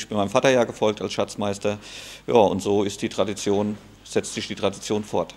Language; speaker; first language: German; native; German